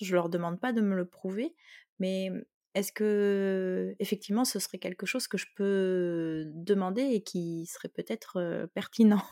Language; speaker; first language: French; native; French